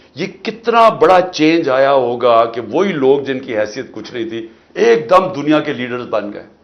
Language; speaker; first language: Urdu; native; Urdu